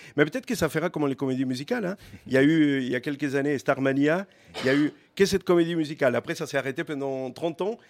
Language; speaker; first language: French; non-native, fluent; Spanish